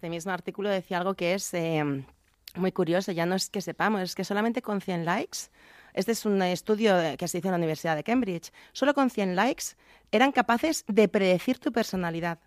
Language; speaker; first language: Spanish; native; Spanish